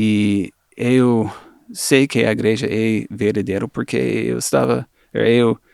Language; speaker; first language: Portuguese; non-native, fluent; English